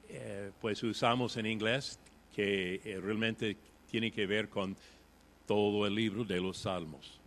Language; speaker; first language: Spanish; non-native, fluent; English